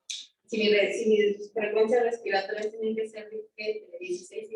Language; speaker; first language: Spanish; native; Spanish